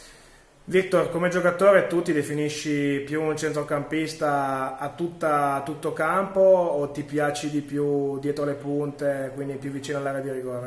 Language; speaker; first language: Italian; native; Italian